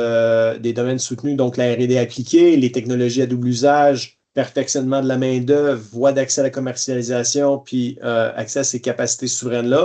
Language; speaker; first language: French; native; French